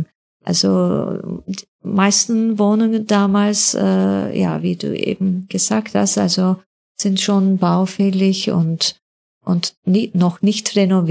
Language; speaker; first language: German; non-native, fluent; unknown